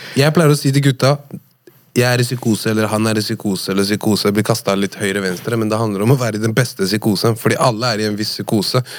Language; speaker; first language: Norwegian; native; Norwegian